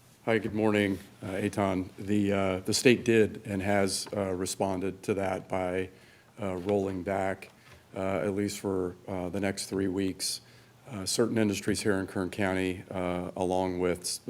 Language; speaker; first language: English; native; English